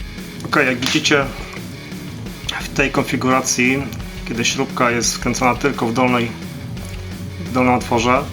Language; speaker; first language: Polish; native; Polish